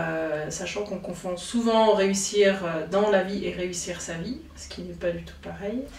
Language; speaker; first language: French; native; French